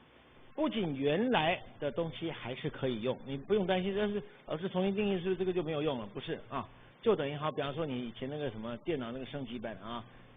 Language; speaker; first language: Chinese; native; Chinese